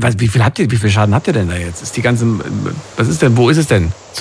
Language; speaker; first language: German; native; German